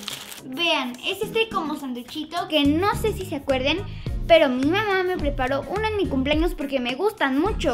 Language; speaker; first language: Spanish; native; Spanish